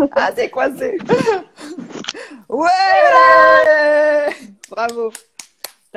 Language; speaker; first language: French; native; French